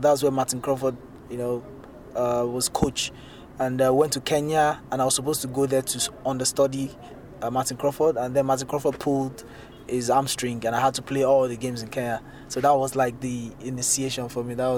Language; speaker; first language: English; non-native, local second language; Yoruba